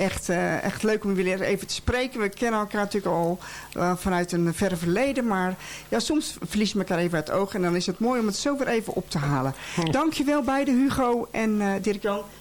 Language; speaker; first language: Dutch; native; Dutch